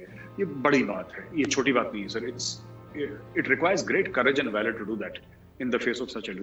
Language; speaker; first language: Hindi; native; Hindi